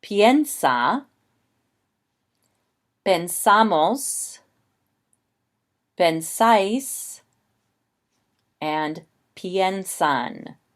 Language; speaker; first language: Spanish; non-native, fluent; English